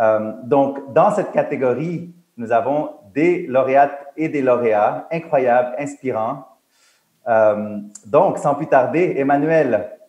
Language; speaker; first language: French; native; French